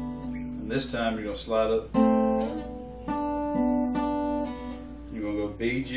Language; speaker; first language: English; native; English